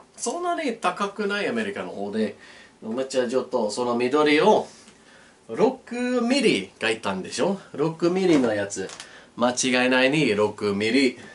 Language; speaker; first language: Japanese; non-native, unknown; English